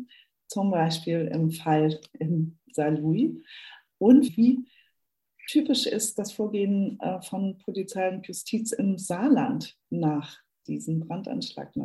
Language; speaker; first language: German; native; German